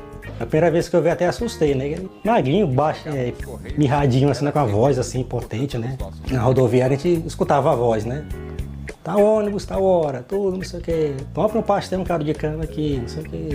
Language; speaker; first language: Portuguese; native; Portuguese